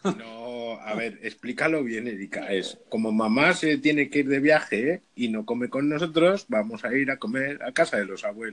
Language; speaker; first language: Spanish; native; Spanish